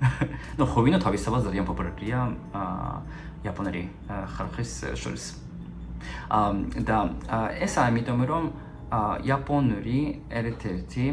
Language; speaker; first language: Georgian; non-native, fluent; Japanese